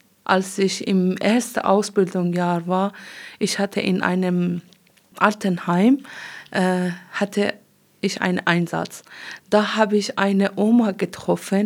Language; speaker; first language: German; non-native, learner; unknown